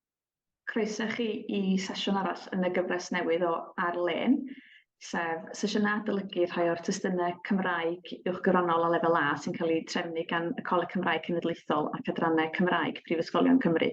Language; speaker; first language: Welsh; native; Welsh